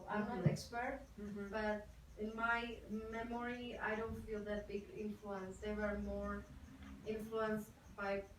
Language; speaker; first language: English; non-native, fluent; Czech